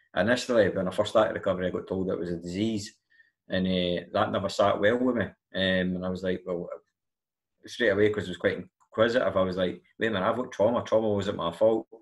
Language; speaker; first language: English; native; English